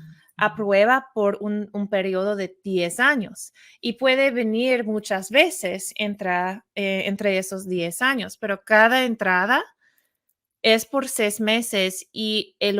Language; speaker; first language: Spanish; non-native, fluent; English